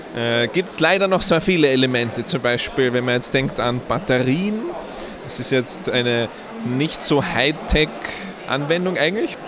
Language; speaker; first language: German; native; German